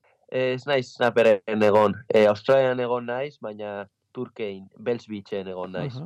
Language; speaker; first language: Basque; non-native, local second language; Spanish